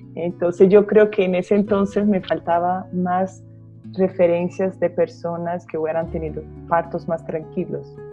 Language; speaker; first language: Spanish; non-native, fluent; Portuguese